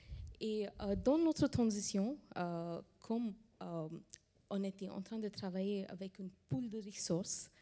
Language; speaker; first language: French; non-native, fluent; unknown